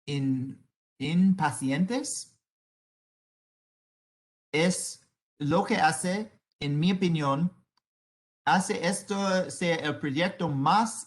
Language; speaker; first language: Spanish; non-native, learner; English